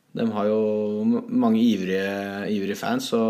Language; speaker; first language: Norwegian; native; Norwegian